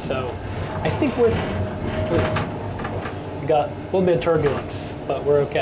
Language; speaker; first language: English; native; English